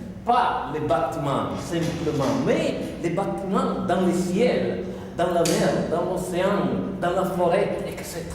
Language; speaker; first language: French; non-native, fluent; Italian